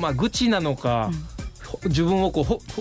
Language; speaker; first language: Japanese; native; Japanese